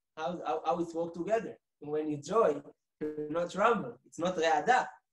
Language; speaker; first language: English; non-native, fluent; Hebrew